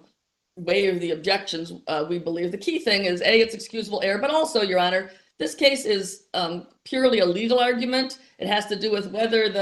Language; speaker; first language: English; native; English